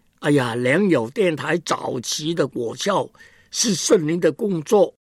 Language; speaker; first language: Chinese; non-native, local second language; Cantonese